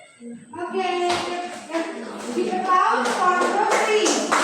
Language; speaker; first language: English; non-native, learner; Indonesian